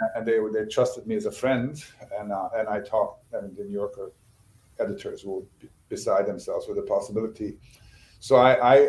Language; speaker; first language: English; non-native, fluent; Bosnian